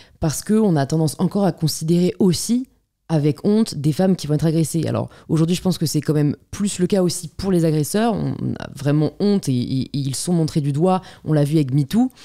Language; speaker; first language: French; native; French